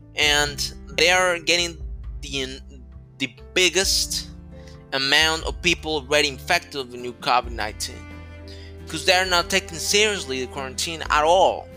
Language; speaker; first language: English; non-native, fluent; Spanish